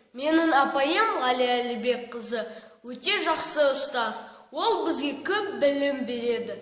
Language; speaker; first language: Kazakh; non-native, local second language; Russian